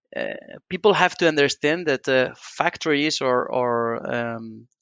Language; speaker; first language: English; non-native, fluent; Spanish